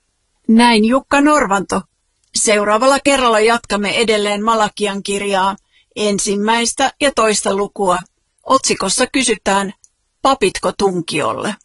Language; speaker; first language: Finnish; native; Finnish